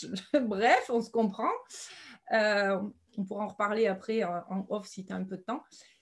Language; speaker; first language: French; native; French